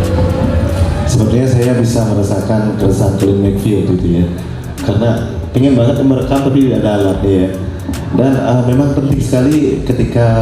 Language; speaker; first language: Indonesian; native; Indonesian